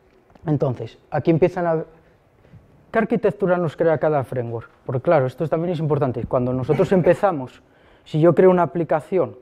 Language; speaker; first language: Spanish; native; Spanish